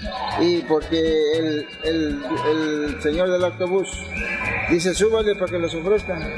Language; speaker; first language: Spanish; native; Spanish